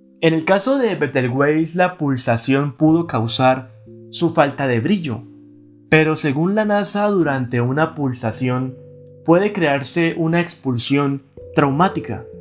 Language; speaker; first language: Spanish; native; Spanish